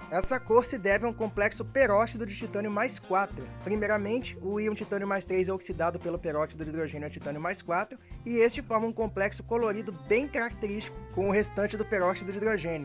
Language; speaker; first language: Portuguese; native; Portuguese